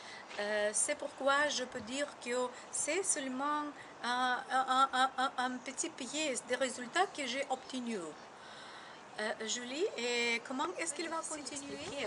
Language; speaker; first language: French; non-native, learner; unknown